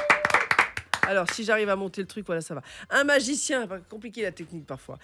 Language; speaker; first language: French; native; French